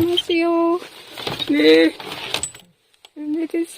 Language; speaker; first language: Japanese; native; Japanese